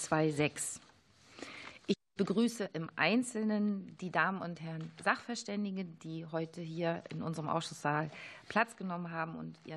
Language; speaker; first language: German; native; German